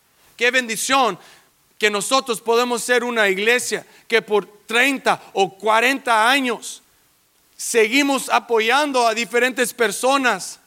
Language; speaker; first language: Spanish; early bilingual, heritage; English